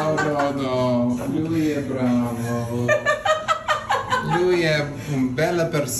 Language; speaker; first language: Italian; non-native, learner; English